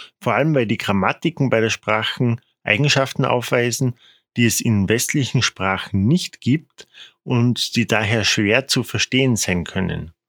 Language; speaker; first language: German; non-native, fluent; Korean